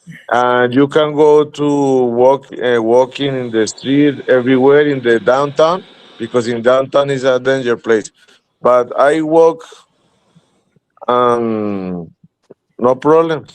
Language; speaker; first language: English; non-native, learner; Spanish